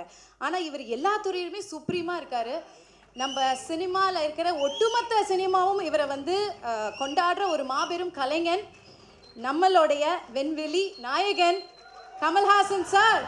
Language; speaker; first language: Tamil; native; Tamil